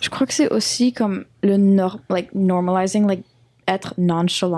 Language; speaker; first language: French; non-native, local second language; English